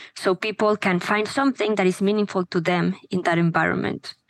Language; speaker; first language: English; non-native, fluent; Spanish